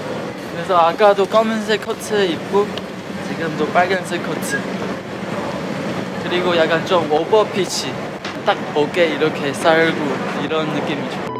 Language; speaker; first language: Korean; non-native, fluent; Chinese